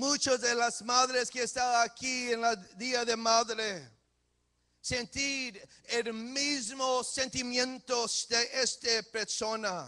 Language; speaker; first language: Spanish; early bilingual, heritage; English